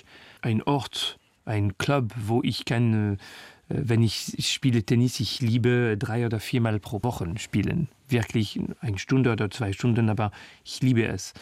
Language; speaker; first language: German; non-native, fluent; French